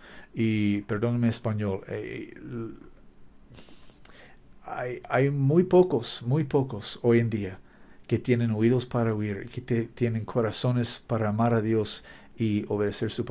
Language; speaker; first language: Spanish; non-native, learner; English